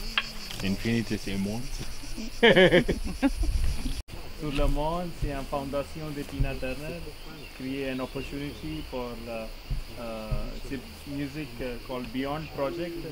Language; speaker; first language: French; non-native, learner; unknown